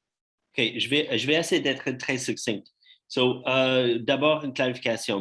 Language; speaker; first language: French; non-native, fluent; English